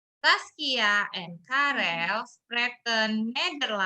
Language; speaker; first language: Dutch; non-native, learner; Indonesian